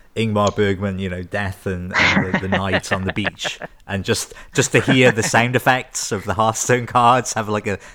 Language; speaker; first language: English; native; English